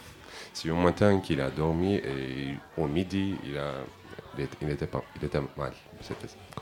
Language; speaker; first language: French; non-native, learner; Turkish